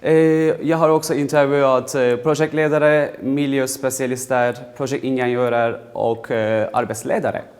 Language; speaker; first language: Swedish; non-native, fluent; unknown